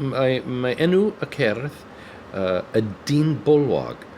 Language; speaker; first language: Welsh; non-native, learner; English